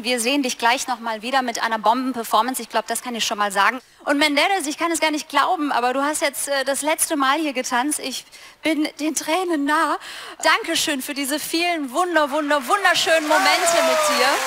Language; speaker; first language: German; native; German